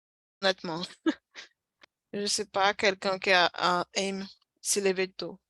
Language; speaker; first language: French; non-native, fluent; Portuguese